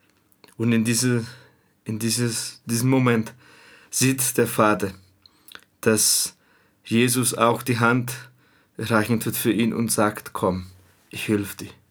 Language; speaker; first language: German; non-native, fluent; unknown